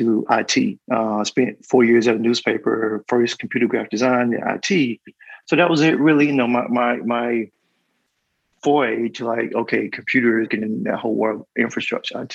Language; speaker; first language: English; native; English